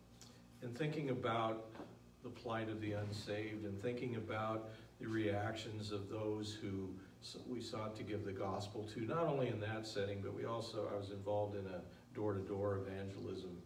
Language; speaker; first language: English; native; English